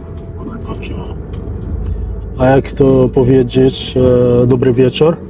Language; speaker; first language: Polish; non-native, learner; English